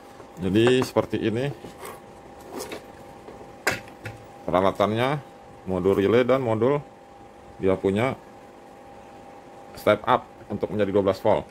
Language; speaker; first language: Indonesian; native; Indonesian